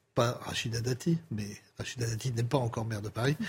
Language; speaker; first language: French; non-native, fluent; English